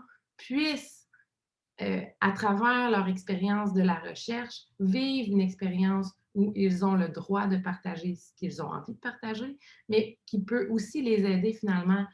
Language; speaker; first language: French; native; French